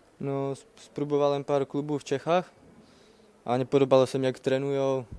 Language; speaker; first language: Polish; non-native, learner; Czech